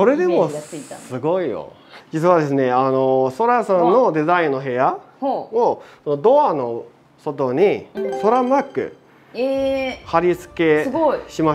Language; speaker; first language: Japanese; non-native, fluent; Chinese